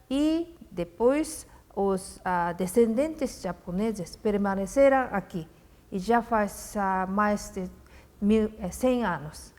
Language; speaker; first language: Portuguese; non-native, fluent; Japanese